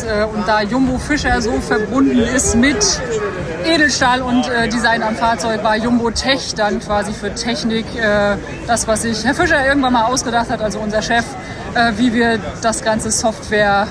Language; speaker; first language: German; native; German